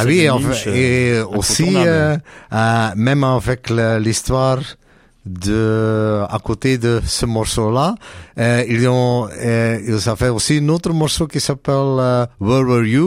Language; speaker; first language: French; non-native, local second language; Dutch